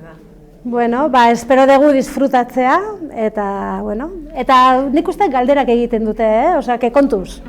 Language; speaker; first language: Basque; non-native, local second language; Spanish